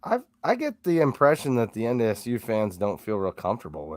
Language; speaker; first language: English; native; English